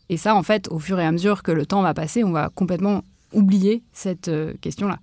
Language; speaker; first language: French; native; French